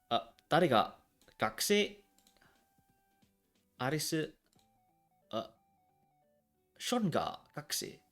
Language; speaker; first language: Japanese; non-native, learner; English